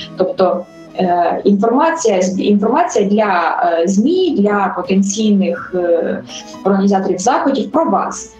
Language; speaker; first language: Ukrainian; native; Ukrainian